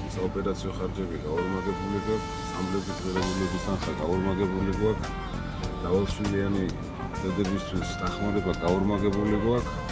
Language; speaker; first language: Georgian; native; Georgian